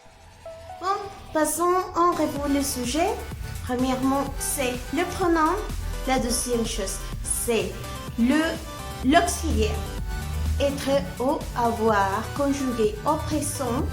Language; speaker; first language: French; non-native, fluent; Spanish